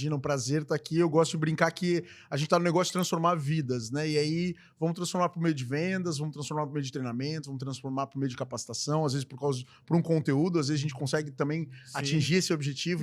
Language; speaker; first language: Portuguese; native; Portuguese